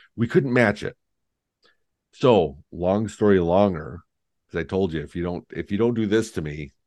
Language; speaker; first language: English; native; English